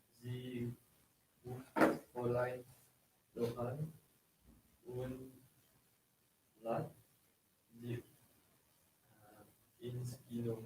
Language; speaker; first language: German; non-native, learner; English